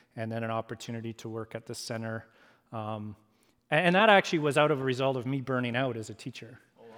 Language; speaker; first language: English; native; English